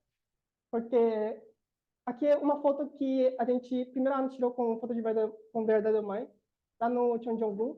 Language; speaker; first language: Portuguese; non-native, learner; Korean